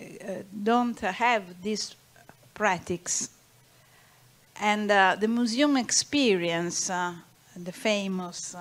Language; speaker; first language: English; non-native, learner; Italian